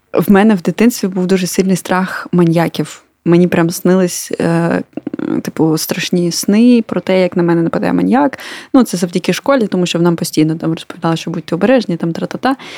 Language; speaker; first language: Ukrainian; native; Ukrainian